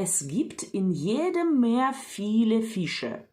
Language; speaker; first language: German; non-native, fluent; Ukrainian